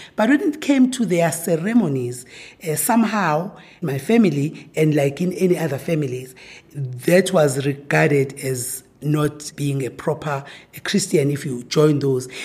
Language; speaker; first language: English; non-native, local second language; Zulu